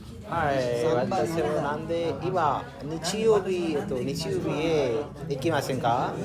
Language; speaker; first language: Japanese; non-native, learner; Hindi